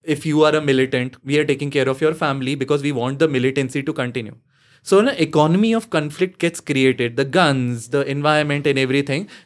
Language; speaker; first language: English; non-native, local second language; Punjabi